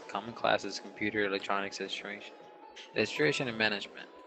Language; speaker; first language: English; early bilingual, other home language; Spanish